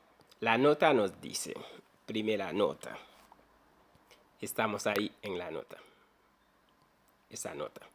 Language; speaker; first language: Spanish; non-native, fluent; Haitian Creole